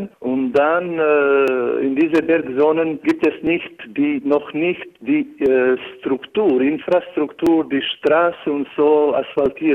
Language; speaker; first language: German; non-native, learner; Albanian